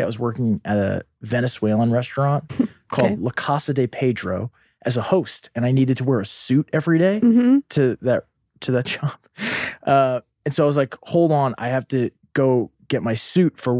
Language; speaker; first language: English; native; English